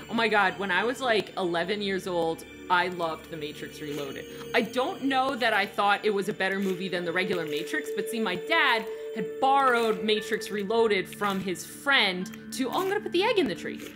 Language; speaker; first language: English; native; English